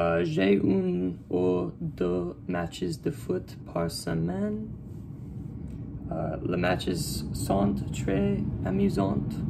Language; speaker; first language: French; non-native, learner; English